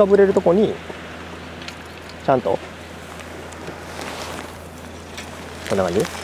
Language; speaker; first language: Japanese; native; Japanese